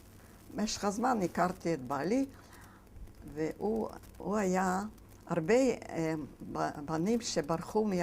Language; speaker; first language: Hebrew; non-native, fluent; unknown